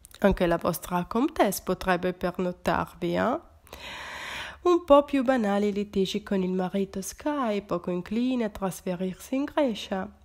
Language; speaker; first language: Italian; native; Italian